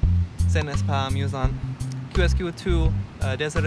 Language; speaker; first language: French; non-native, learner; English